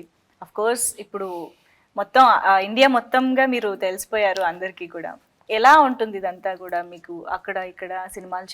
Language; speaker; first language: Telugu; native; Telugu